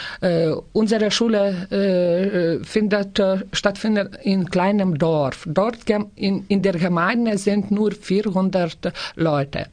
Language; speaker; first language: German; non-native, learner; Lithuanian